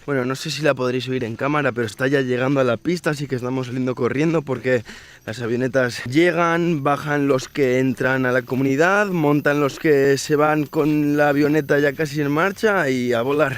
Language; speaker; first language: Spanish; native; Spanish